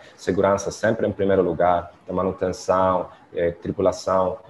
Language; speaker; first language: Portuguese; non-native, fluent; Polish